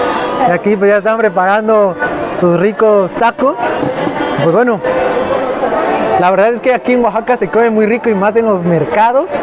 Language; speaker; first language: Spanish; native; Spanish